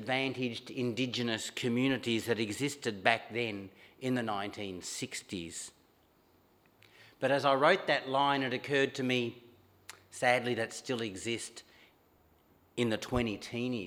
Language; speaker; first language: English; native; English